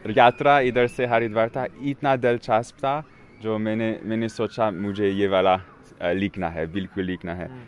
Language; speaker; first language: Hindi; non-native, learner; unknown